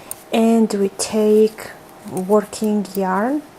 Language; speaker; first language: English; non-native, fluent; Georgian